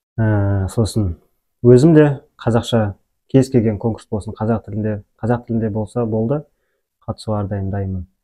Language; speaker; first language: Kazakh; native; Kazakh